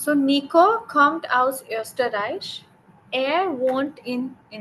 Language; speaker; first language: German; non-native, learner; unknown